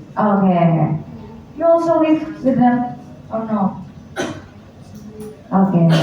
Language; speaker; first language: English; non-native, learner; Indonesian